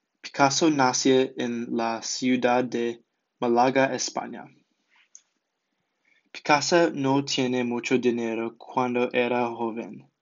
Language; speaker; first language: Spanish; non-native, learner; English